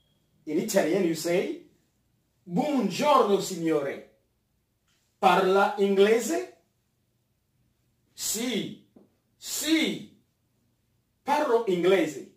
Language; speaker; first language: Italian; non-native, fluent; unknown